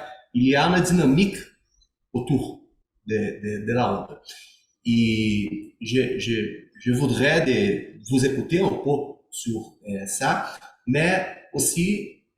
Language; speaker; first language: French; non-native, learner; Portuguese